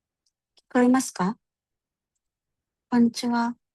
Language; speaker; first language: Japanese; non-native, fluent; Filipino